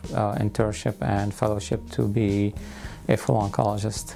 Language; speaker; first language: English; non-native, fluent; Arabic